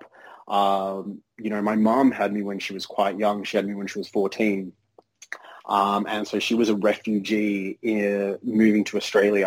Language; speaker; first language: English; native; English